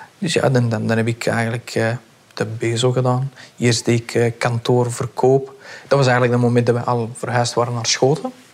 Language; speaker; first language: Dutch; early bilingual, other home language; Pashto